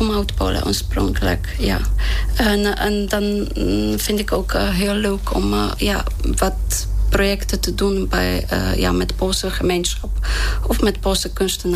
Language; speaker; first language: Dutch; non-native, fluent; Polish